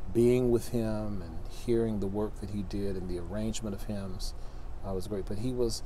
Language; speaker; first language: English; native; English